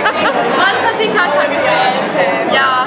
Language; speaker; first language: Latvian; early bilingual, heritage; English